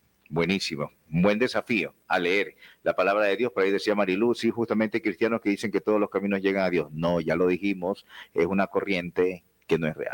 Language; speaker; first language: Spanish; native; Spanish